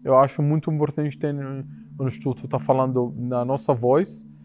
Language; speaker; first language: Portuguese; non-native, learner; Arabic